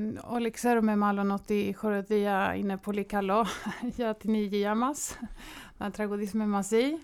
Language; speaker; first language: Greek; non-native, fluent; Swedish